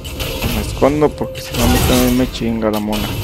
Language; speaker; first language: Spanish; native; Spanish